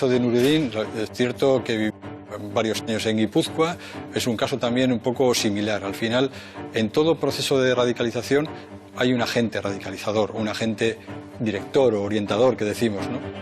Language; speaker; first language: Spanish; native; Spanish